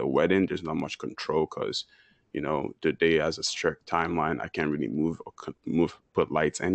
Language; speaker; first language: English; non-native, local second language; Yoruba